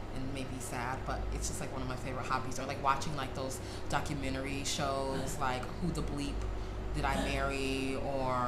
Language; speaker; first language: English; native; English